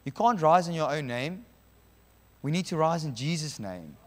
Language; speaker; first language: English; non-native, local second language; Afrikaans